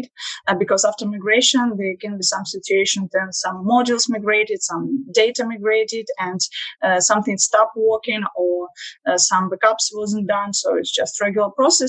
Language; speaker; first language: English; non-native, learner; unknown